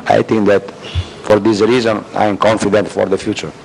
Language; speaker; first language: English; non-native, learner; Italian